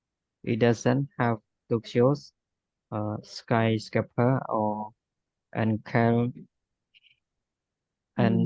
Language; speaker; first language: English; non-native, learner; Khmer